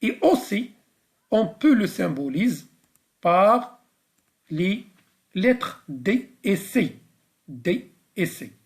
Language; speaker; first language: French; non-native, local second language; Arabic